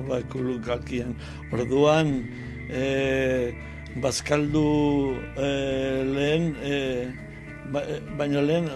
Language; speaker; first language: Basque; non-native, learner; Spanish